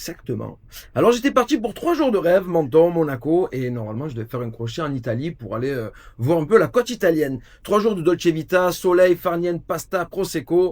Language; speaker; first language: French; native; French